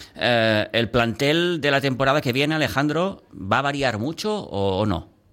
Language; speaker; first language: Spanish; non-native, local second language; Catalan